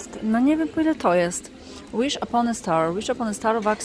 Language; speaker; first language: Polish; native; Polish